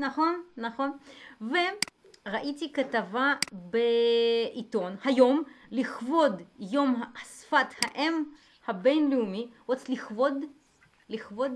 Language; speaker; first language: Hebrew; native; Hebrew